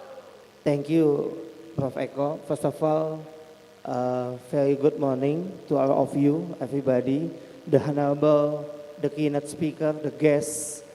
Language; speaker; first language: English; non-native, fluent; Indonesian